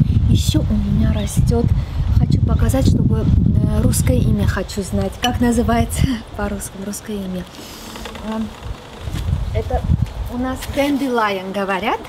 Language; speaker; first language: Russian; non-native, local second language; Armenian